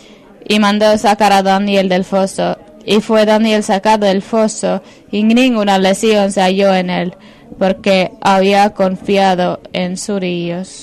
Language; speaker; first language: Spanish; non-native, fluent; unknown